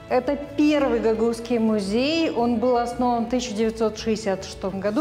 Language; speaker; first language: Russian; non-native, local second language; Gagauz